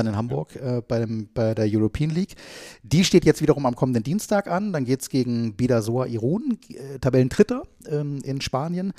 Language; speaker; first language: German; native; German